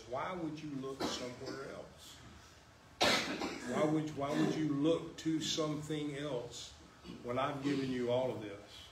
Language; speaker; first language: English; native; English